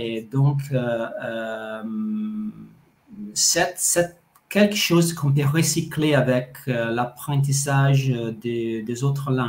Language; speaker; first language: French; non-native, fluent; Italian